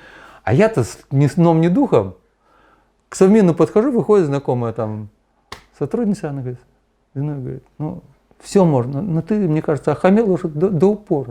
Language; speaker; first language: Russian; native; Russian